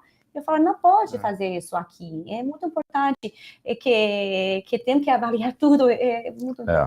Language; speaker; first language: Portuguese; non-native, fluent; Spanish